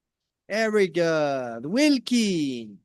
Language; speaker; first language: English; non-native, fluent; Spanish